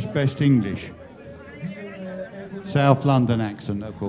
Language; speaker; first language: English; native; English